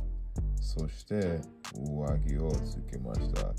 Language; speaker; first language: Japanese; non-native, learner; English